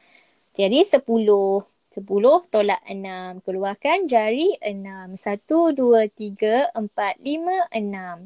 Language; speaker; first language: Malay; native; Malay